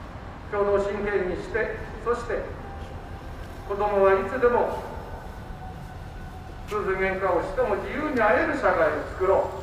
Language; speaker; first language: Japanese; native; Japanese